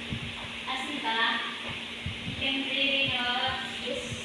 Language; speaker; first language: English; non-native, learner; Indonesian